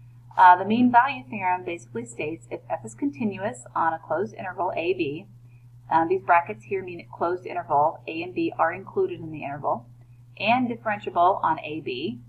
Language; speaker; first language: English; native; English